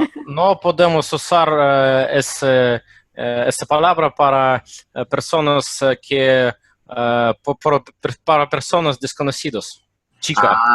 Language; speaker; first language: Spanish; non-native, learner; Russian